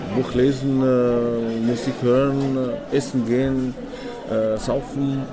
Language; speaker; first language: German; non-native, fluent; Arabic